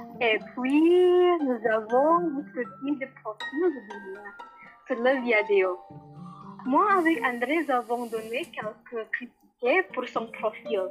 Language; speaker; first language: French; non-native, learner; Indonesian